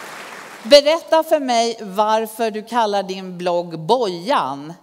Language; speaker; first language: Swedish; native; Swedish